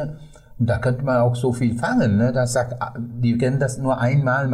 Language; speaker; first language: German; non-native, fluent; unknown